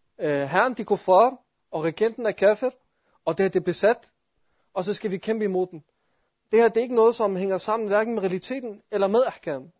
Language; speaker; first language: Danish; early bilingual, other home language; Arabic